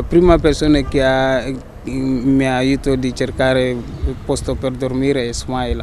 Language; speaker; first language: Italian; non-native, learner; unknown